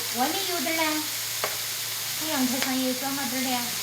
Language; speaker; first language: Chinese; native; Chinese